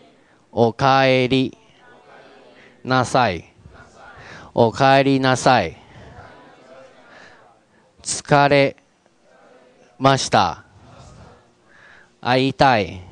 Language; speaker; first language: Japanese; non-native, fluent; Chinese